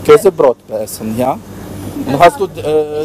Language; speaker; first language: German; non-native, learner; Ukrainian